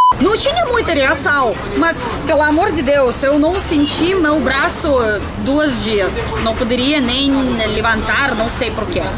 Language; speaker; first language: Portuguese; non-native, learner; Russian